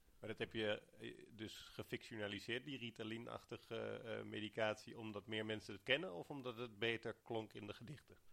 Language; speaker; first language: Dutch; native; Dutch